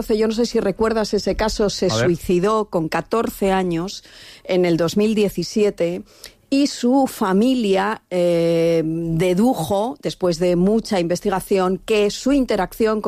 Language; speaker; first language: Spanish; native; Spanish